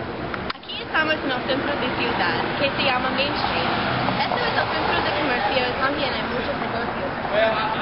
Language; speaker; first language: Spanish; non-native, learner; English